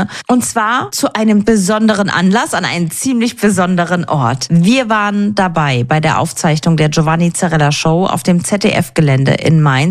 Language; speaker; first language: German; native; German